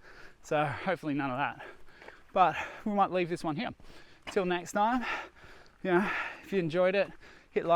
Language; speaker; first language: English; native; English